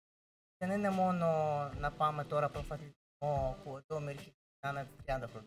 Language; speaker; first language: Greek; non-native, learner; Russian